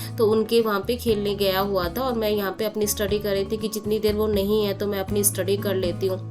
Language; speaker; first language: Hindi; non-native, local second language; Bangla